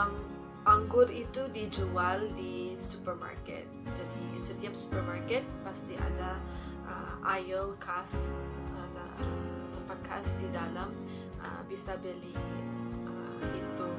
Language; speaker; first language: Indonesian; non-native, fluent; English